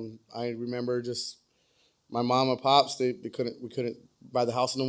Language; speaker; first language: English; native; English